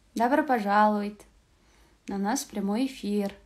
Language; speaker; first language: Russian; non-native, local second language; Kazakh